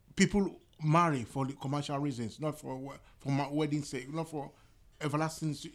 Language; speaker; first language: English; non-native, local second language; Yoruba